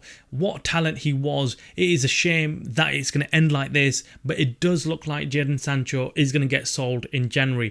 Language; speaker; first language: English; native; English